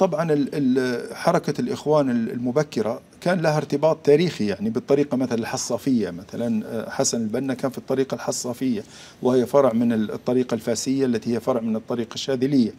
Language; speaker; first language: Arabic; native; Arabic